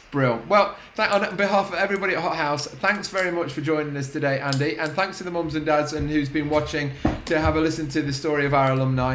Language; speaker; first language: English; native; English